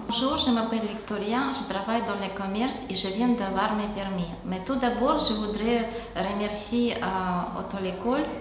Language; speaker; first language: French; non-native, fluent; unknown